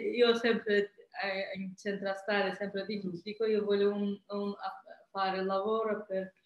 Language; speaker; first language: Italian; non-native, learner; Azerbaijani